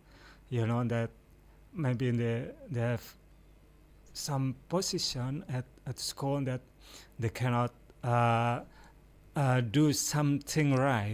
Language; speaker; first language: English; non-native, fluent; Indonesian